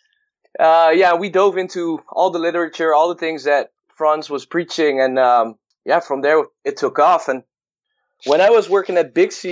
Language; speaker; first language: English; non-native, fluent; Dutch